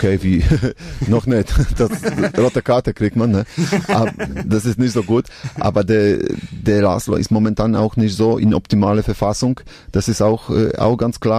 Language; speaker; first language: German; non-native, learner; Polish